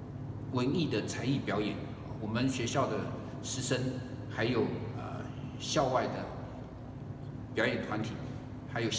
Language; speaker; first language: Chinese; native; Chinese